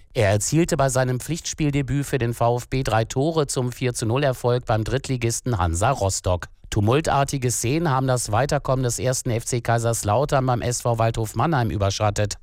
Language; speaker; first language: German; native; German